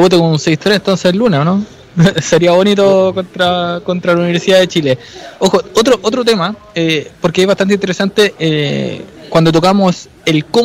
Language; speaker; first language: Spanish; native; Spanish